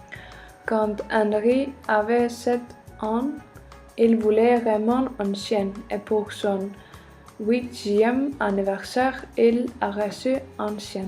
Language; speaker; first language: French; non-native, learner; Icelandic